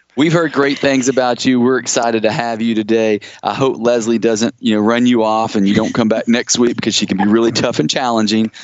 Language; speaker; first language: English; native; English